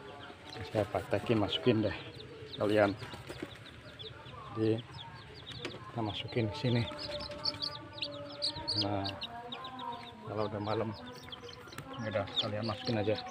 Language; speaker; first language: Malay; non-native, local second language; Javanese